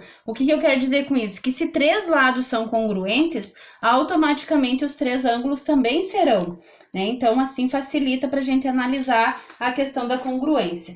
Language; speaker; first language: Portuguese; native; Portuguese